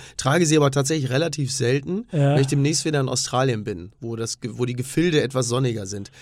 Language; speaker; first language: German; native; German